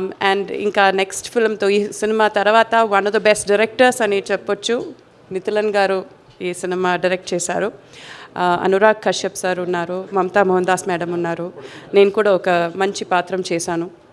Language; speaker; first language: Telugu; non-native, fluent; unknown